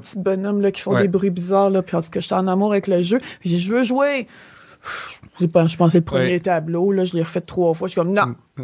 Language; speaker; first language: French; native; French